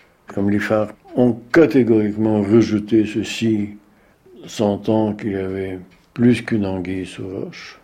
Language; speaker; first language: French; early bilingual, other home language; Russian